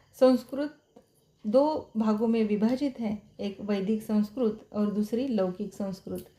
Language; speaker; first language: Hindi; non-native, local second language; Marathi